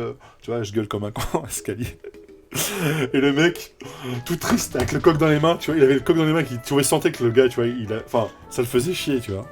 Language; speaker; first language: French; native; French